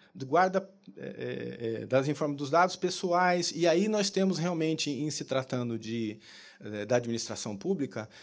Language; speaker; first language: Portuguese; native; Portuguese